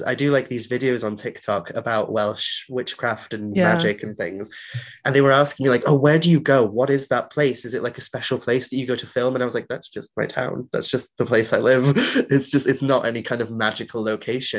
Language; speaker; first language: English; non-native, local second language; Welsh